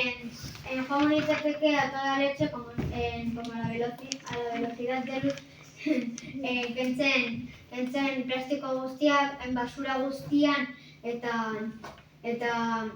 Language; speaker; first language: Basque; non-native, local second language; Spanish